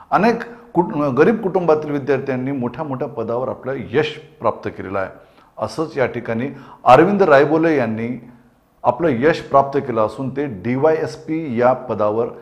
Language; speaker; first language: Marathi; native; Marathi